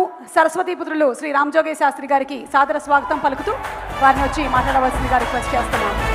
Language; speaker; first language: Telugu; native; Telugu